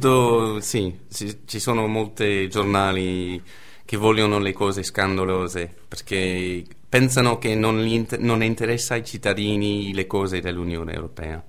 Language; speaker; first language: Italian; non-native, fluent; English